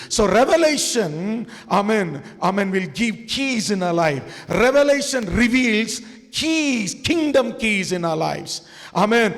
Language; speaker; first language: English; non-native, local second language; Tamil